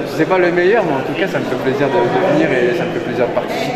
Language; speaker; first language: French; native; French